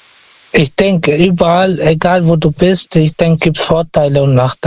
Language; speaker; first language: German; non-native, fluent; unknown